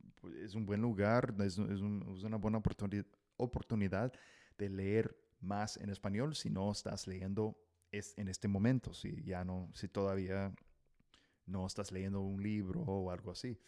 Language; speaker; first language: Spanish; non-native, fluent; English